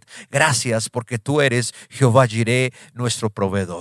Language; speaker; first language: Spanish; native; Spanish